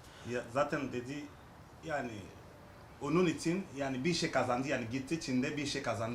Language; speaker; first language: Turkish; non-native, learner; French